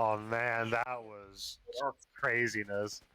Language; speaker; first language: English; native; English